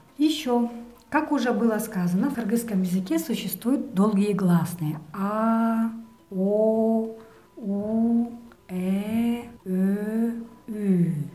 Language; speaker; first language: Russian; non-native, local second language; Kyrgyz